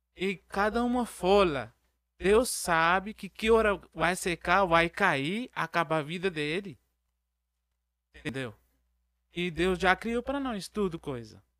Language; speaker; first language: Portuguese; non-native, learner; Arabic